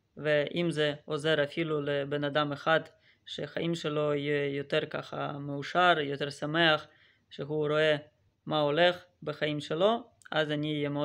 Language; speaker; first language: Hebrew; non-native, fluent; Russian